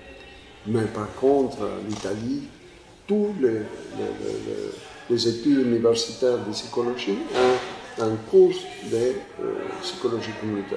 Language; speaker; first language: French; non-native, fluent; Spanish